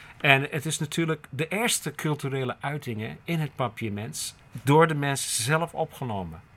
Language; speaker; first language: Dutch; non-native, fluent; English